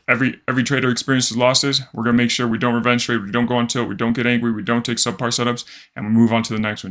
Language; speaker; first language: English; native; English